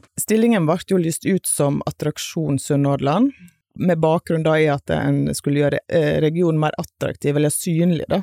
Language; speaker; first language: Norwegian; native; Norwegian